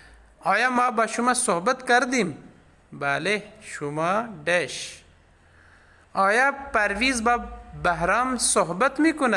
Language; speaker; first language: Persian; non-native, fluent; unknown